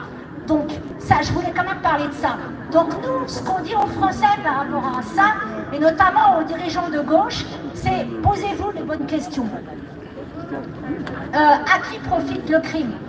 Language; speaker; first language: French; native; French